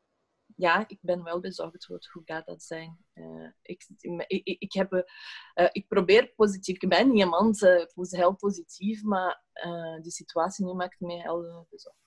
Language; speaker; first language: Dutch; non-native, fluent; Portuguese